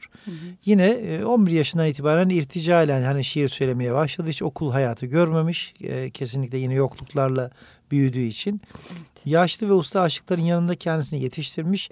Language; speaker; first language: Turkish; native; Turkish